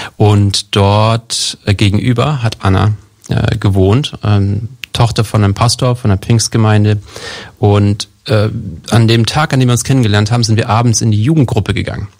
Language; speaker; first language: German; native; German